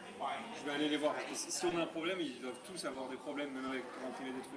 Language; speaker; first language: French; native; French